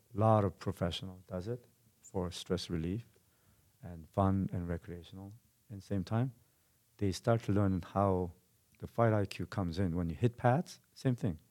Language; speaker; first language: English; non-native, fluent; Korean